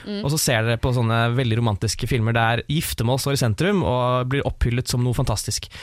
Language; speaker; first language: Norwegian; native; Norwegian